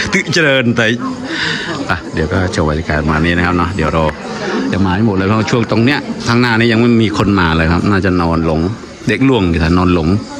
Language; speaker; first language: Thai; non-native, local second language; Northern Khmer